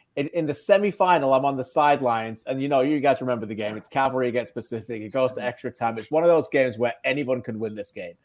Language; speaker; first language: English; native; English